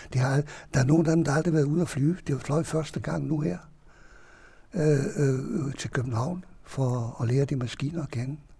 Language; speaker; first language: Danish; non-native, fluent; Hungarian